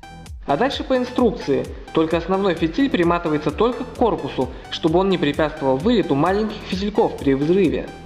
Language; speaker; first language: Russian; native; Russian